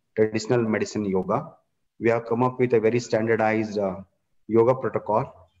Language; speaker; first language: English; non-native, local second language; Kannada